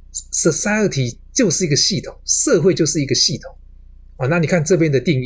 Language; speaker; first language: Chinese; native; Chinese